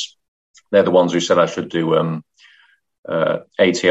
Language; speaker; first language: English; native; English